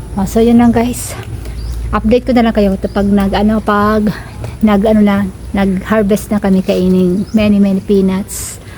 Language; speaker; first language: Filipino; non-native, local second language; Bikol